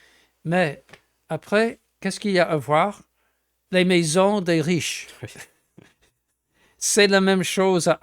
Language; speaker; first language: French; non-native, fluent; English